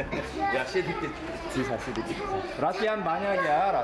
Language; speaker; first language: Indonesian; non-native, learner; Korean